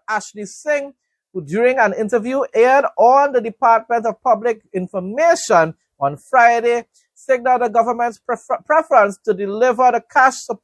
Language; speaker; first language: English; native; English